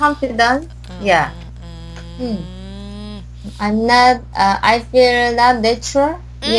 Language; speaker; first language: English; non-native, learner; Korean